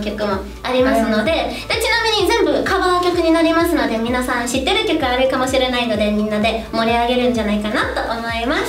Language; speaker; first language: Japanese; non-native, fluent; English